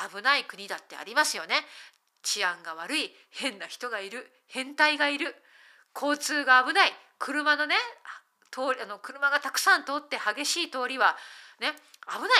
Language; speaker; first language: Japanese; native; Japanese